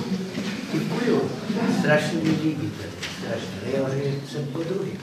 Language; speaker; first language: Czech; non-native, learner; Russian